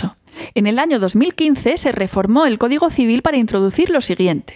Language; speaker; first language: Spanish; native; Spanish